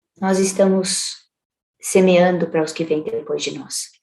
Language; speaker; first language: Portuguese; native; Portuguese